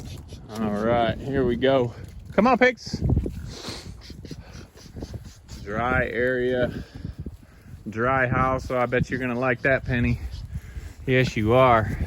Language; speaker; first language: English; native; English